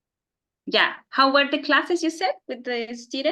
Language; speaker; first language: English; non-native, fluent; Spanish